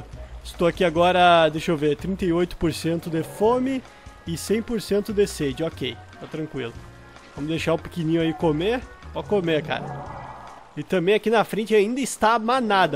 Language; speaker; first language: Portuguese; native; Portuguese